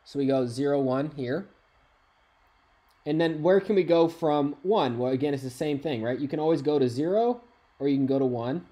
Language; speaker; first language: English; native; English